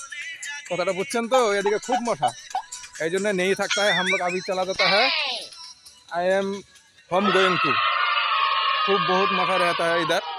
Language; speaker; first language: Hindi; non-native, local second language; Bangla